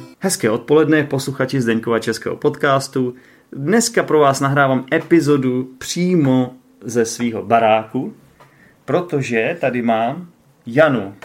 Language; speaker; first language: Czech; native; Czech